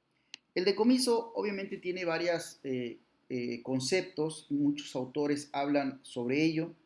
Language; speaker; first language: Spanish; native; Spanish